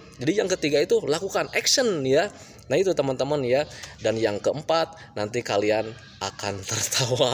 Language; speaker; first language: Indonesian; native; Indonesian